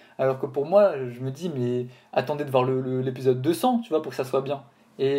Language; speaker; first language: French; native; French